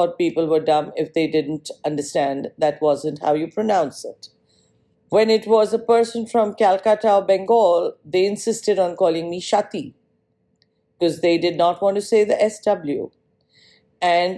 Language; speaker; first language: English; non-native, local second language; Marathi